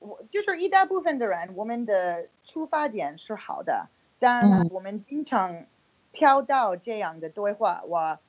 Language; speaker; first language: Chinese; non-native, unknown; English